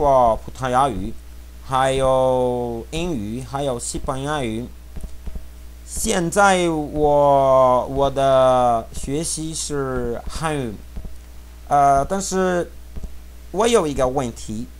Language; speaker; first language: Chinese; non-native, learner; Portuguese